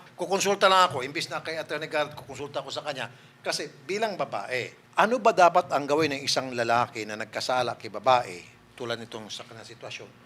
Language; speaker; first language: Filipino; native; Filipino